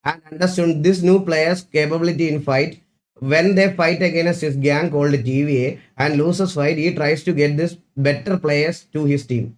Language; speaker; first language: English; non-native, local second language; Malayalam